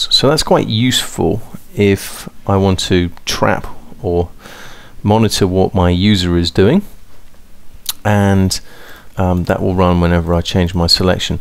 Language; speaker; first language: English; native; English